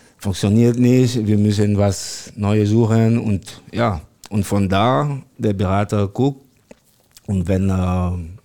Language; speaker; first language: German; non-native, learner; French